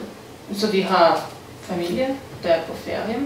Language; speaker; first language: Danish; non-native, learner; Serbian